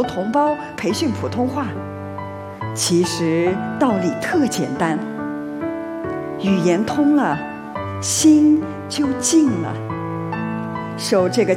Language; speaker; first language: Chinese; non-native, local second language; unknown